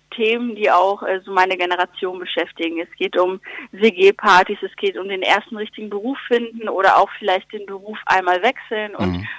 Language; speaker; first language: German; native; German